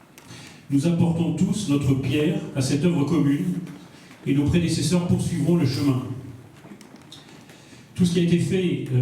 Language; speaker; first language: French; native; French